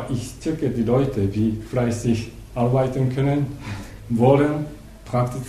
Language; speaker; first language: German; non-native, learner; Japanese